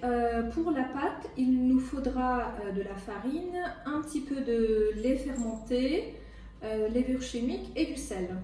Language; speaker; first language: French; non-native, fluent; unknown